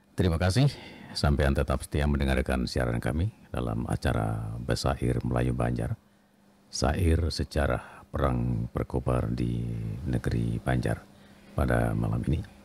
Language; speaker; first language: Indonesian; non-native, local second language; Banjar